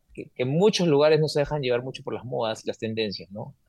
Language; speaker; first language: Spanish; native; Spanish